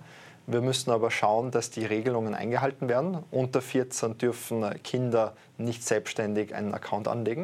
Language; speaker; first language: German; native; German